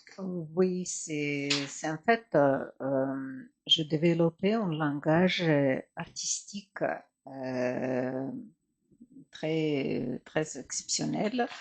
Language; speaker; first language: French; non-native, fluent; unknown